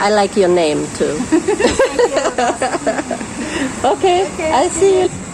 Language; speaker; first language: English; non-native, fluent; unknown